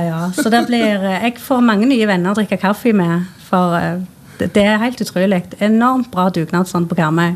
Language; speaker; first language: Norwegian; native; Norwegian